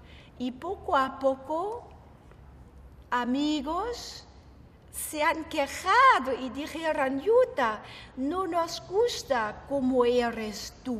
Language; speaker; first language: Spanish; non-native, fluent; German